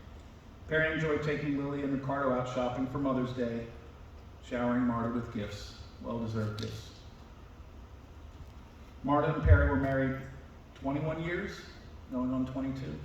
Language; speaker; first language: English; native; English